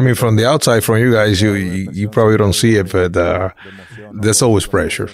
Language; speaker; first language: English; non-native, fluent; Spanish